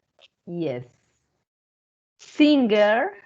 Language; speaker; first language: English; non-native, learner; Spanish